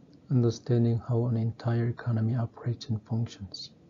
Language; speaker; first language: English; non-native, fluent; Korean